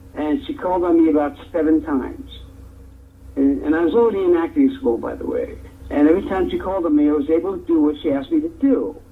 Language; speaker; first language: English; native; English